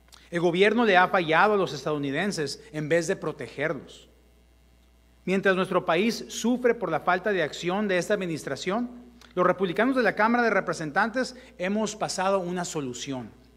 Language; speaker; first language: Spanish; early bilingual, heritage; Spanish